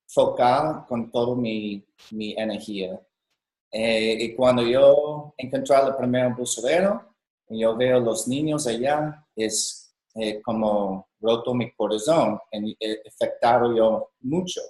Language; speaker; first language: Spanish; non-native, learner; English